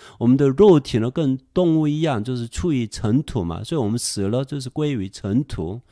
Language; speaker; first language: Chinese; non-native, fluent; Korean